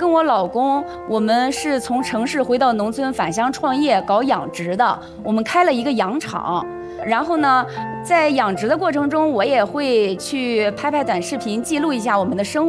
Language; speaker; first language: Chinese; native; Chinese